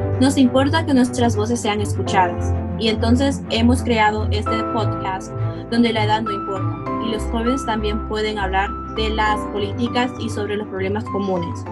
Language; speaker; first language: Spanish; early bilingual, other home language; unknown